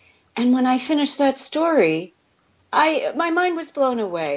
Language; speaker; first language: English; native; English